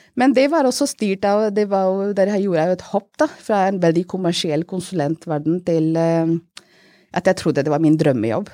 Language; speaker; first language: Norwegian; non-native, fluent; Hindi